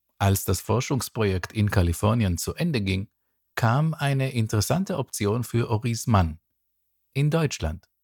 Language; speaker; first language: German; non-native, fluent; Hebrew